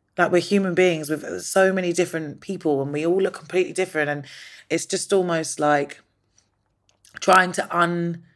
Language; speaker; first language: English; native; English